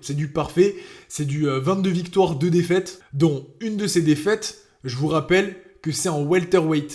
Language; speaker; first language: French; native; French